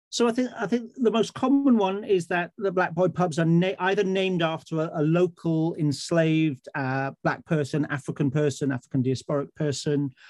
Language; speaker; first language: English; native; English